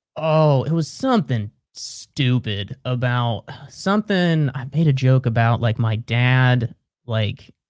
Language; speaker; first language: English; native; English